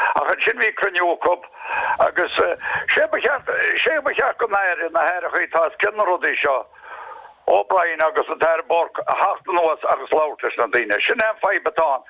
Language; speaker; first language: Irish; native; Irish